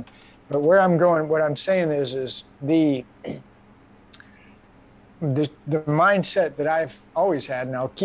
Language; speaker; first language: English; native; English